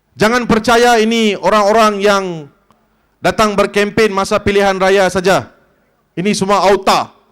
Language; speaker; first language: Malay; non-native, local second language; Tamil